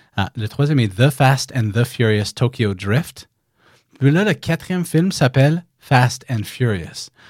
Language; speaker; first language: French; native; French